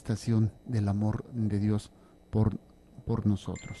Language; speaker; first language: Spanish; native; Spanish